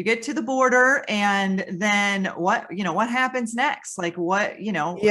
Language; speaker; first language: English; native; English